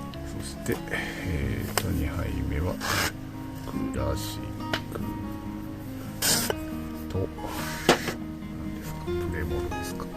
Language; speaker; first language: Japanese; native; Japanese